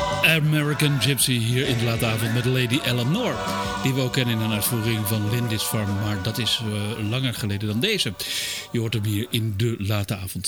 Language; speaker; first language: Dutch; native; Dutch